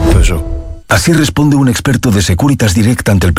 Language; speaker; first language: Spanish; native; Spanish